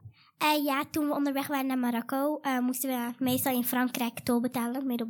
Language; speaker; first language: Dutch; early bilingual, other home language; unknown